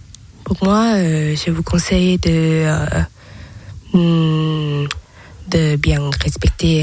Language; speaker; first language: French; non-native, fluent; Thai